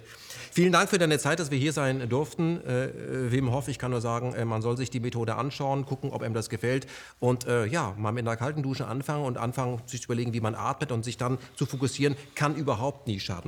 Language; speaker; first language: German; native; German